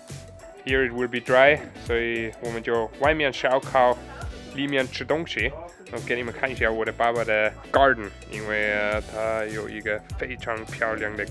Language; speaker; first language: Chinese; non-native, fluent; German